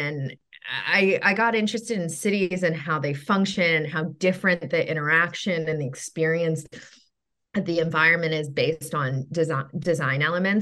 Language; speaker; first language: English; native; English